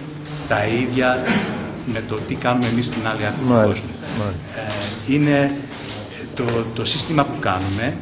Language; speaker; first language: Greek; early bilingual, heritage; Greek